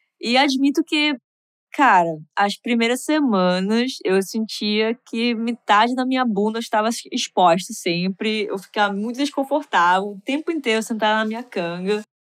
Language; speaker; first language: Portuguese; non-native, fluent; English